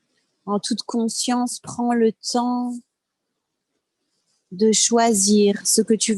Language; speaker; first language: French; native; French